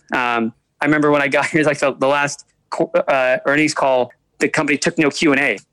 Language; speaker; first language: English; native; English